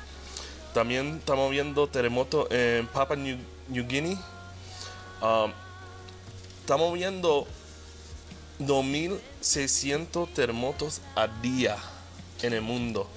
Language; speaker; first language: Spanish; early bilingual, heritage; Spanish